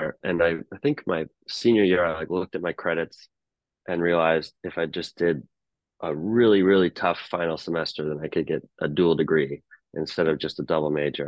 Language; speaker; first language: English; native; English